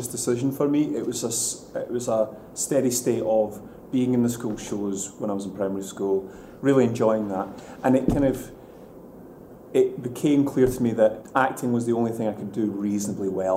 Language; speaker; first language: English; native; English